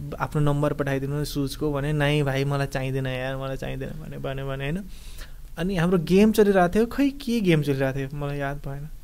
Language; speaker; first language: Nepali; early bilingual, heritage; Nepali